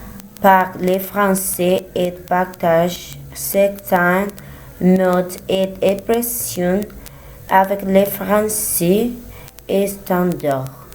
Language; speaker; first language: French; non-native, learner; Spanish